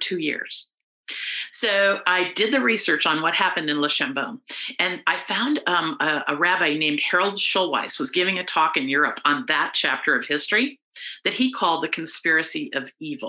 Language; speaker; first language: English; native; English